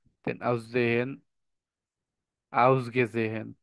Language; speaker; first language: German; non-native, learner; Bangla